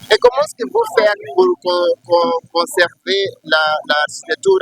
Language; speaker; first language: French; non-native, learner; Portuguese